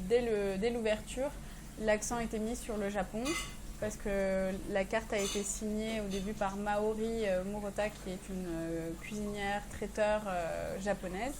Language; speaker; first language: French; early bilingual, other home language; Persian